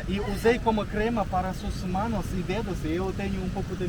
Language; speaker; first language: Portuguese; non-native, learner; Russian